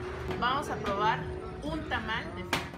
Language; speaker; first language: Spanish; native; Spanish